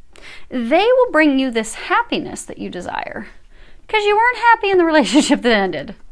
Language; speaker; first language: English; native; English